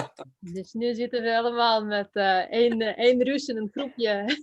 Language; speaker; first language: Dutch; non-native, fluent; Russian